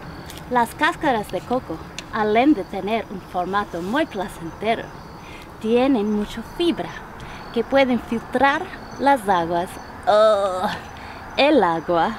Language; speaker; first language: Spanish; non-native, learner; English